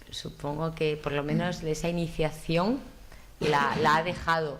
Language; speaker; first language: Spanish; native; Spanish